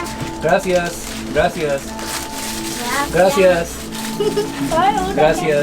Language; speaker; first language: Spanish; non-native, learner; Hindi